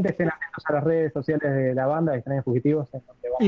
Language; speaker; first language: Spanish; native; Spanish